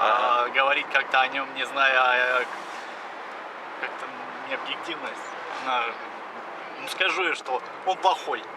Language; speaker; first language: Russian; native; Russian